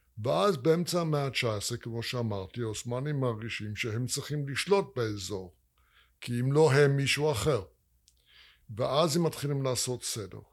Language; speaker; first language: Hebrew; non-native, fluent; English